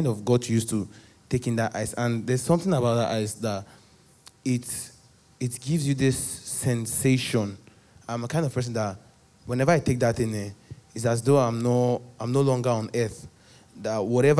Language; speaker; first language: English; non-native, local second language; Yoruba